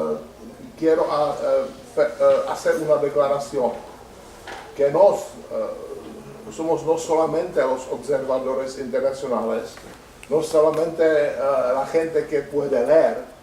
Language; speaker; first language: Spanish; non-native, learner; Czech